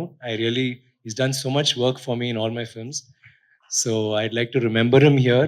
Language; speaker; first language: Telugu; non-native, learner; Tamil